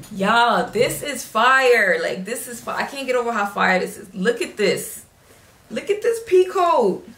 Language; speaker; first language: English; native; English